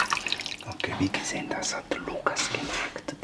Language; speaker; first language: German; non-native, learner; Italian